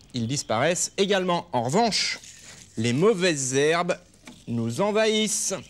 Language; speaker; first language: French; native; French